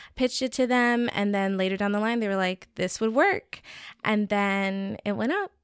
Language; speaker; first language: English; native; English